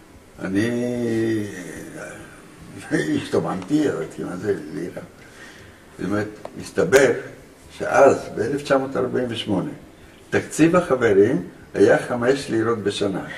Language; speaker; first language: Hebrew; early bilingual, other home language; Romanian